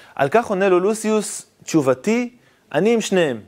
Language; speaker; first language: Hebrew; native; Hebrew